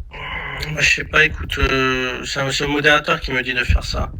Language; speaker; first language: French; native; French